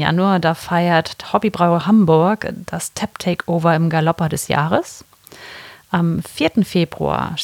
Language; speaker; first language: German; native; German